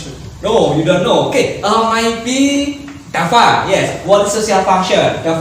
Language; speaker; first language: English; non-native, learner; Indonesian